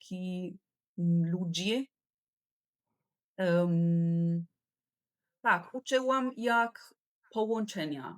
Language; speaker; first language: Polish; non-native, learner; Italian